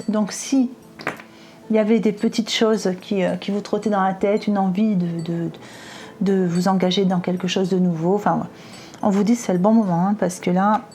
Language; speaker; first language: French; native; French